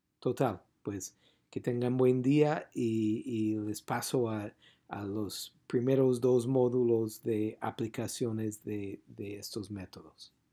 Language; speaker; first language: Spanish; non-native, fluent; English